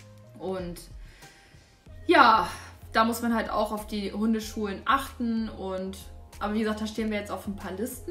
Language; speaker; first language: German; native; German